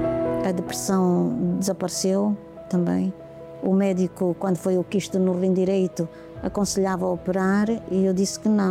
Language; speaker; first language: Portuguese; native; Portuguese